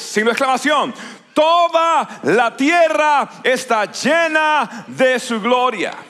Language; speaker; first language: Spanish; native; Spanish